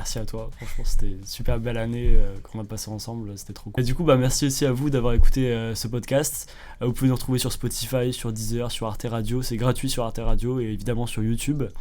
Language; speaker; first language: French; native; French